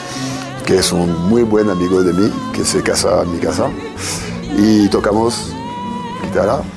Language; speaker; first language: Spanish; non-native, learner; French